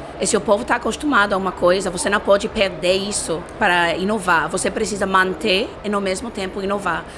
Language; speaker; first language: Portuguese; non-native, fluent; English